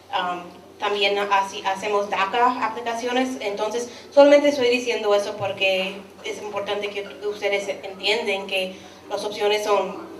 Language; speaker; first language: Spanish; non-native, fluent; English